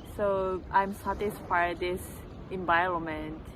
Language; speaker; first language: English; non-native, learner; Japanese